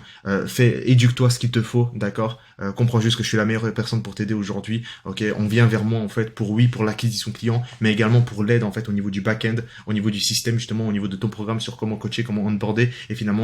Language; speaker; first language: French; native; French